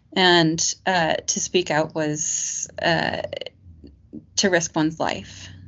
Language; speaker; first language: English; native; English